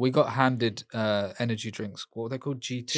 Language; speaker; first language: English; native; English